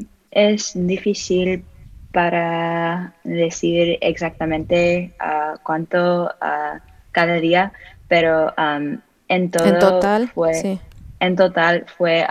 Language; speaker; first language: Spanish; non-native, learner; English